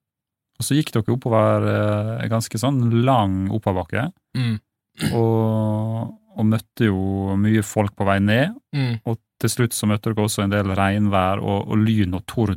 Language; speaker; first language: Norwegian; native; Norwegian